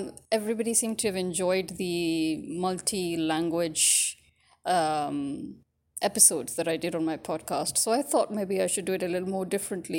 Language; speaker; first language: English; early bilingual, other home language; Urdu